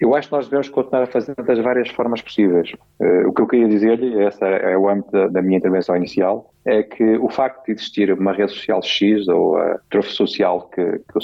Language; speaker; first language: Portuguese; native; Portuguese